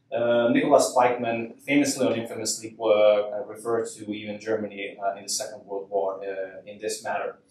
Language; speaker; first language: English; non-native, fluent; Hungarian